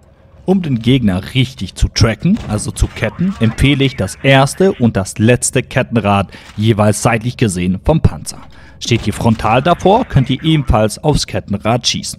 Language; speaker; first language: German; native; German